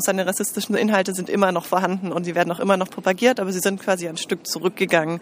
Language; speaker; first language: German; native; German